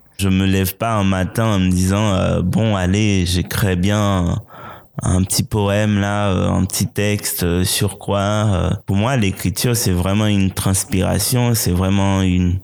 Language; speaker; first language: French; non-native, local second language; Haitian Creole